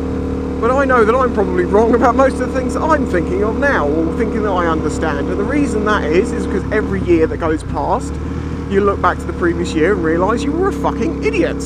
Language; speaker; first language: English; native; English